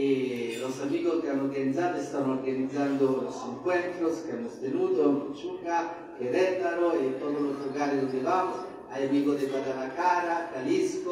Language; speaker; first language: Spanish; non-native, fluent; Italian